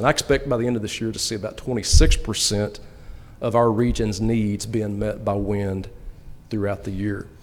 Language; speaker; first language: English; native; English